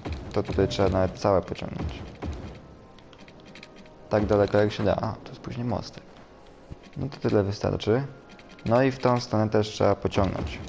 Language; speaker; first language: Polish; native; Polish